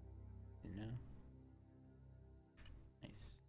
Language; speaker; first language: English; native; English